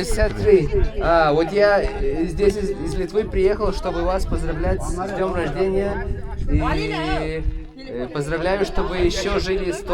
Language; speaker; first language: Russian; non-native, learner; Lithuanian